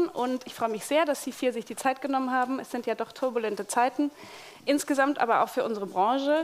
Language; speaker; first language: German; native; German